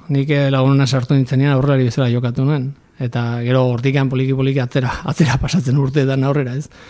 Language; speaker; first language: Basque; native; Basque